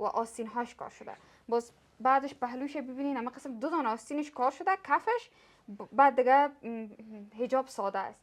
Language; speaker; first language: Persian; native; Persian